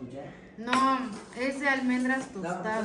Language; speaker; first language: Spanish; native; Spanish